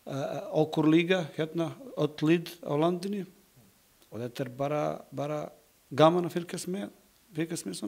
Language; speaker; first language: Icelandic; non-native, learner; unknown